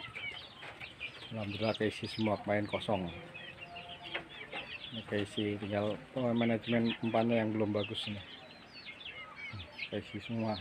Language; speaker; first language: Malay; non-native, local second language; Javanese